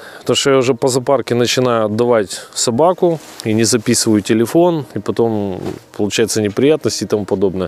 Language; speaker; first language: Russian; native; Russian